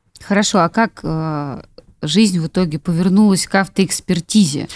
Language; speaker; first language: Russian; native; Russian